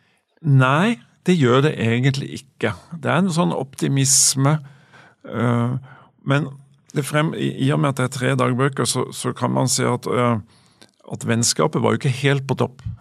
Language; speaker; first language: Norwegian; native; Norwegian